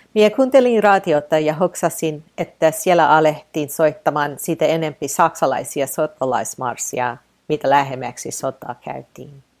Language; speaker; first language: Finnish; non-native, fluent; English